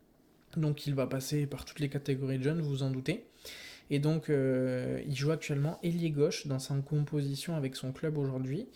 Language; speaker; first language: French; native; French